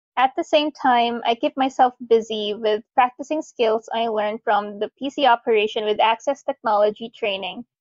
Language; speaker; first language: English; non-native, local second language; Filipino